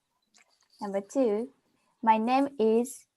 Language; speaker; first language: English; non-native, fluent; Japanese